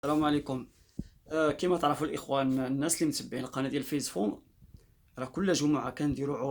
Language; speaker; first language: Arabic; native; Arabic